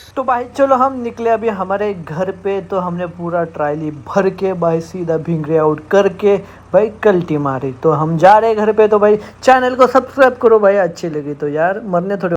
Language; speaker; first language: Hindi; non-native, local second language; Marathi